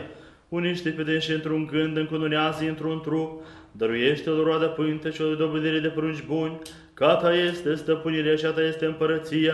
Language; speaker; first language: Romanian; native; Romanian